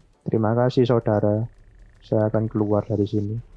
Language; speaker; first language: Indonesian; non-native, local second language; Javanese